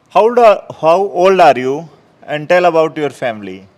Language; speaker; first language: English; non-native, learner; Hindi